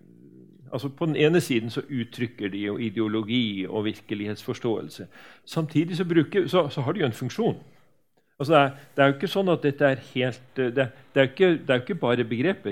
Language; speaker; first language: Norwegian; native; Norwegian